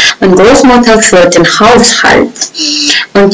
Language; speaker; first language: German; non-native, fluent; Uzbek